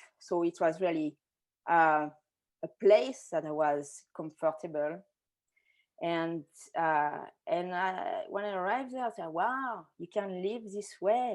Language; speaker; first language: English; non-native, fluent; French